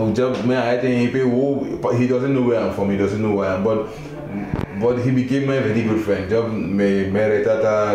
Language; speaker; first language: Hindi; non-native, fluent; Igbo